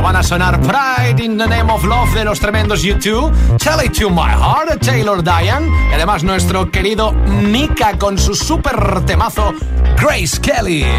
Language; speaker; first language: Spanish; native; Spanish